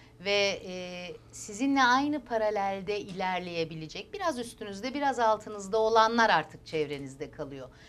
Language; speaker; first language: Turkish; early bilingual, heritage; Turkish